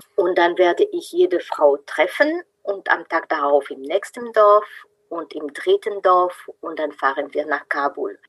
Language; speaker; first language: German; non-native, fluent; French